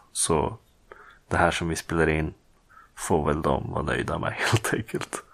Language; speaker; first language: Swedish; native; Swedish